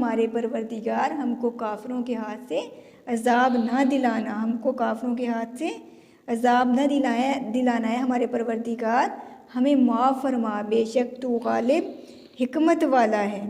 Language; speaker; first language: Urdu; native; Urdu